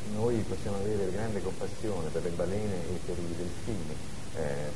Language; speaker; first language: Italian; native; Italian